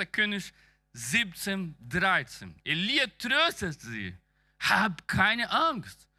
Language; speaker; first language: German; non-native, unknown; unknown